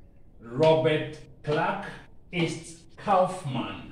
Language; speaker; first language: German; non-native, learner; Akan